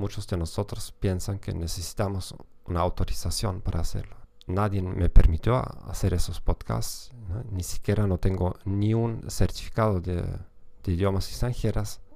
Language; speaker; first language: Spanish; non-native, fluent; German